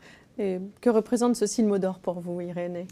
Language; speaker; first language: French; native; French